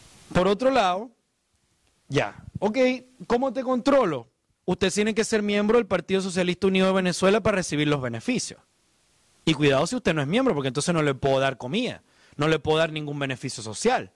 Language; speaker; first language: Spanish; native; Spanish